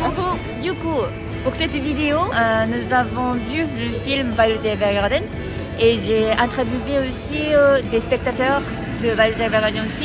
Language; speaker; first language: French; non-native, fluent; Japanese